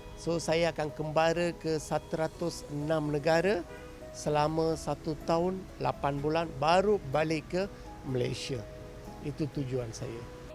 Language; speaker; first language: Malay; non-native, local second language; Tamil